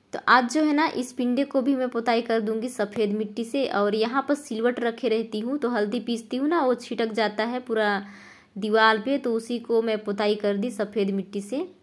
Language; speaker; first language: Hindi; native; Hindi